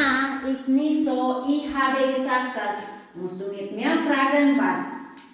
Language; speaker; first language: German; non-native, learner; Indonesian